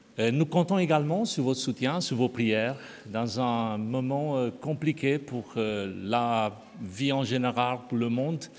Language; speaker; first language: French; non-native, fluent; Romanian